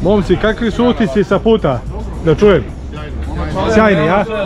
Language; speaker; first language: Croatian; native; Croatian